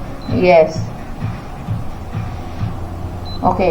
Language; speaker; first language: English; non-native, local second language; Filipino